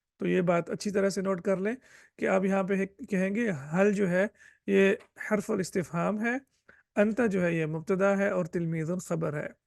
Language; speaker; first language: Urdu; native; Urdu